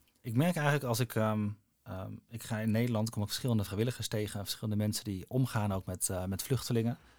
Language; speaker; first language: Dutch; native; Dutch